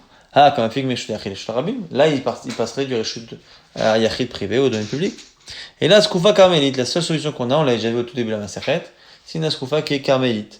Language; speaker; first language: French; native; French